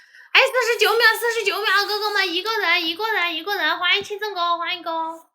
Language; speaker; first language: Chinese; native; Chinese